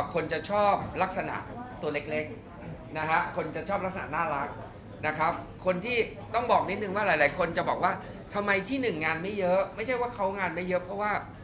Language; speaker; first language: Thai; native; Thai